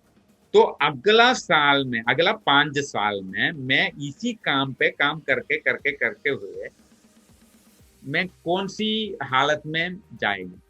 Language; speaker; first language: Hindi; non-native, local second language; Malayalam